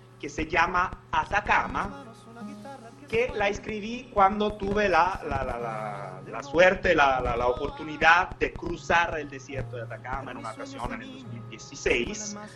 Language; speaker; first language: Spanish; non-native, fluent; Italian